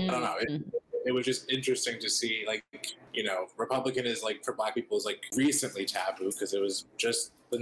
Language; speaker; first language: English; native; English